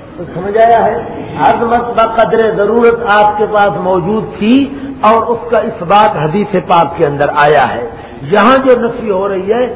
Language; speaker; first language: Urdu; non-native, local second language; Saraiki